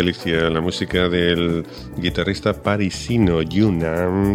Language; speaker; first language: Spanish; native; Spanish